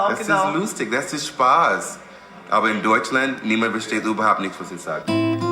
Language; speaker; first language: German; non-native, fluent; English